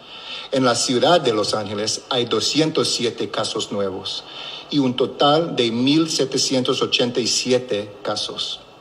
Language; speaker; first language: Spanish; non-native, local second language; English